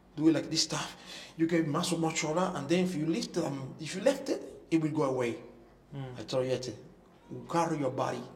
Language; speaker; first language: English; non-native, learner; Spanish